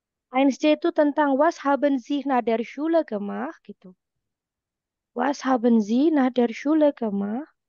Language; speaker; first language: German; non-native, fluent; Indonesian